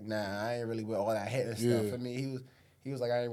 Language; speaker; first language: English; native; English